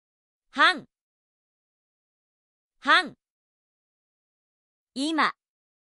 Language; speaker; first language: Japanese; non-native, learner; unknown